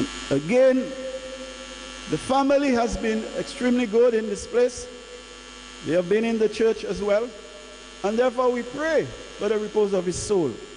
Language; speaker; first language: English; non-native, local second language; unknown